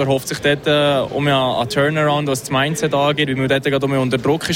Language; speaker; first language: German; native; German